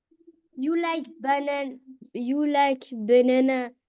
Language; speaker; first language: English; non-native, learner; French